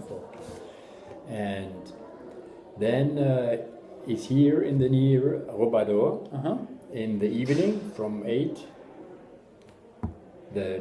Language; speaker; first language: English; non-native, learner; German